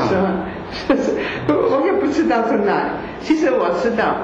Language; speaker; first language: Chinese; non-native, fluent; German